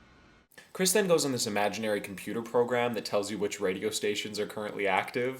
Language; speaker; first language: English; native; English